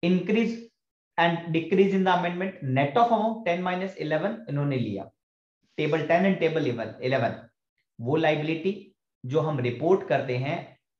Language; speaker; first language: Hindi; native; Hindi